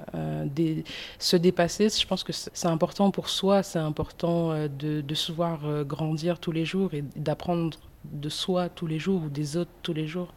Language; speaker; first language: French; early bilingual, other home language; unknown